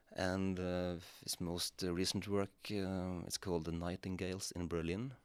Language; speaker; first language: English; non-native, fluent; Norwegian